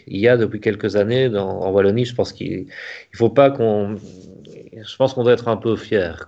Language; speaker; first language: French; native; French